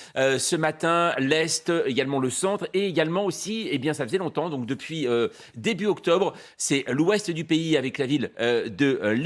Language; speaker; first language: French; native; French